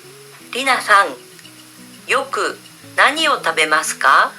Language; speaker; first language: Japanese; non-native, learner; Indonesian